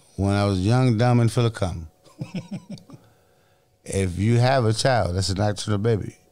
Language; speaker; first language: English; native; English